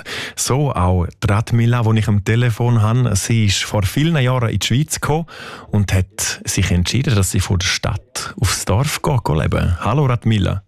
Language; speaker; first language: German; native; German